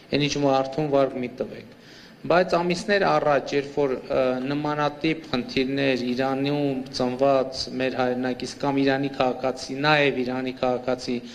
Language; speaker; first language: Armenian; native; Armenian